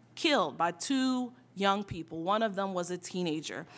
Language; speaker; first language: English; native; English